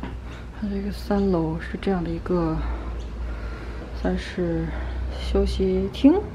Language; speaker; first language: Chinese; native; Chinese